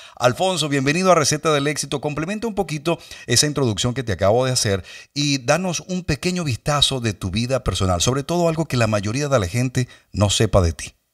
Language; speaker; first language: Spanish; native; Spanish